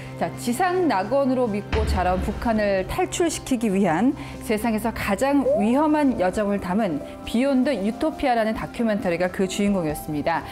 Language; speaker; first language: Korean; native; Korean